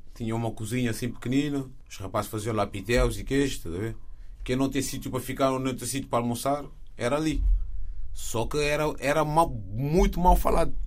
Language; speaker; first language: Portuguese; non-native, fluent; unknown